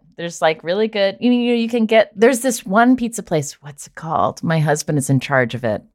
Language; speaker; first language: English; native; English